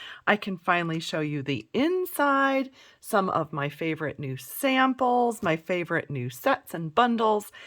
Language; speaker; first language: English; native; English